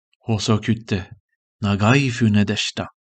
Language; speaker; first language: Japanese; non-native, learner; English